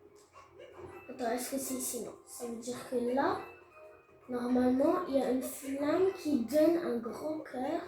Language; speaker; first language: French; native; French